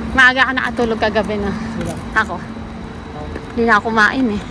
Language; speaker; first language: Filipino; native; Filipino